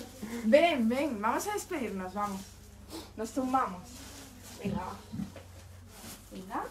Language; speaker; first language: Spanish; native; Spanish